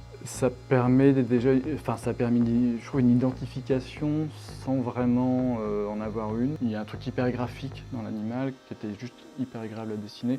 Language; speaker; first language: French; native; French